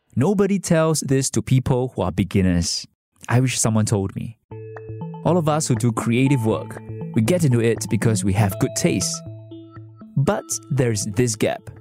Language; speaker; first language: English; non-native, fluent; Chinese